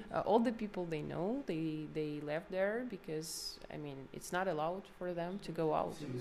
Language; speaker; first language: English; non-native, fluent; Ukrainian